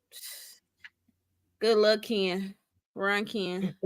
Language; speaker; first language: English; native; English